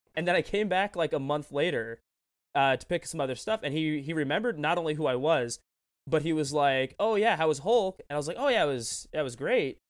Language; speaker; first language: English; native; English